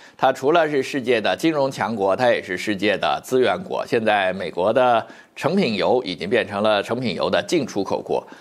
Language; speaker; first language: Chinese; native; Chinese